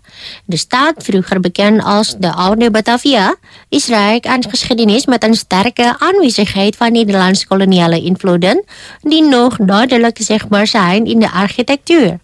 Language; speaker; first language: Dutch; non-native, fluent; Indonesian